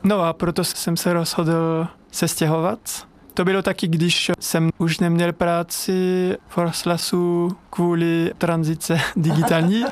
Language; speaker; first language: Czech; non-native, learner; French